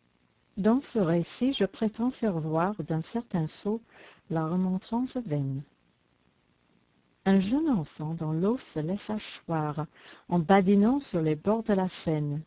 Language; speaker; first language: French; native; French